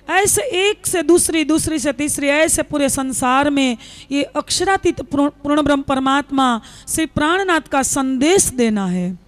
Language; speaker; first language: Hindi; non-native, local second language; Gujarati